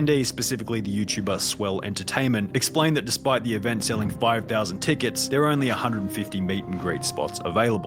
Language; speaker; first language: English; native; English